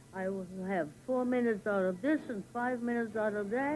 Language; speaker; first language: English; non-native, fluent; German